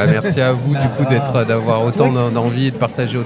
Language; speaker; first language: French; native; French